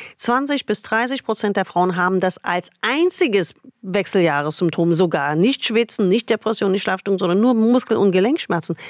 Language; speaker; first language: German; non-native, fluent; English